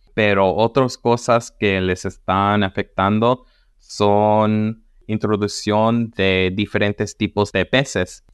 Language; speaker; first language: Spanish; early bilingual, heritage; Spanish